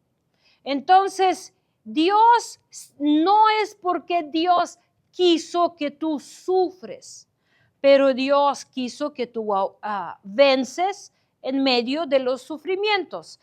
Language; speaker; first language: Spanish; non-native, fluent; Ukrainian